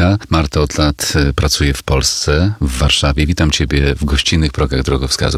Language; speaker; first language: Polish; native; Polish